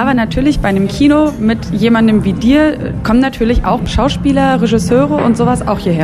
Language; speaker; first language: German; native; German